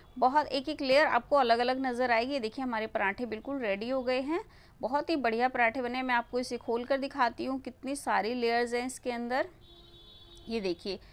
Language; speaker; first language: Hindi; native; Hindi